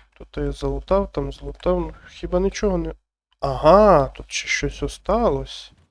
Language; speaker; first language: Ukrainian; non-native, local second language; Russian